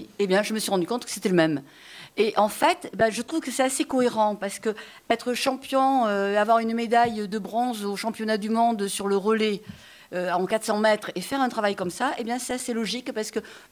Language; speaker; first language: French; native; French